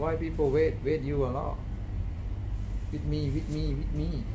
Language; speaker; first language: English; non-native, learner; Thai